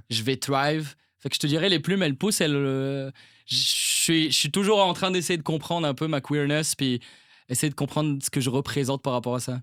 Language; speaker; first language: French; non-native, local second language; Arabic